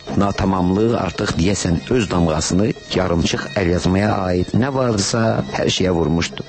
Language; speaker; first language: Azerbaijani; native; Azerbaijani